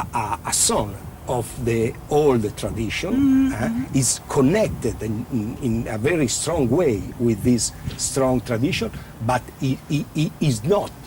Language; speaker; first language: English; non-native, learner; Italian